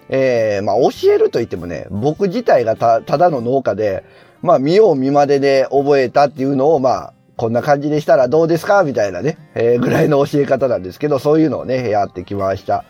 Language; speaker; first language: Japanese; native; Japanese